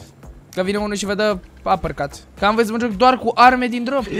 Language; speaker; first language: Romanian; native; Romanian